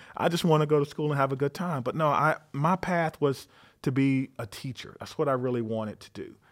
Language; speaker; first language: English; native; English